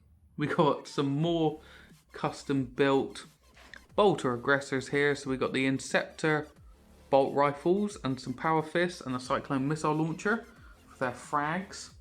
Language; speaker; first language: English; native; English